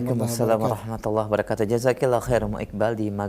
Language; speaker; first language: Indonesian; native; Indonesian